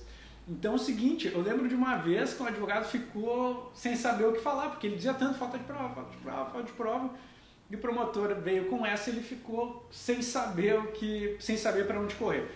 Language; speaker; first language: Portuguese; native; Portuguese